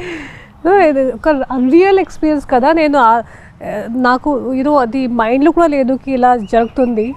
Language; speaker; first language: Telugu; non-native, local second language; Hindi